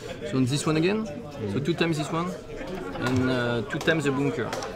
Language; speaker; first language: English; non-native, learner; French